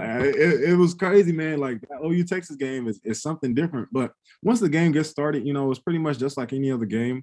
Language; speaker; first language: English; native; English